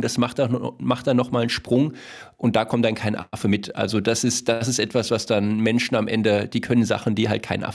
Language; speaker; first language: German; native; German